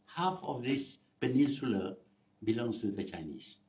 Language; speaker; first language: English; non-native, local second language; Malay